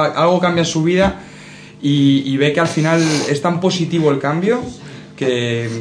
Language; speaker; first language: Spanish; native; Spanish